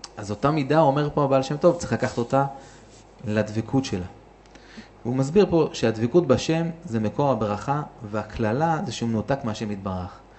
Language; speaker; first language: Hebrew; native; Hebrew